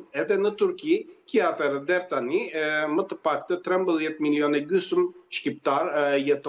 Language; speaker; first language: Albanian; early bilingual, heritage; Albanian